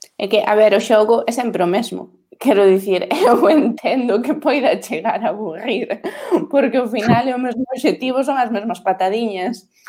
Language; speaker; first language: Galician; native; Galician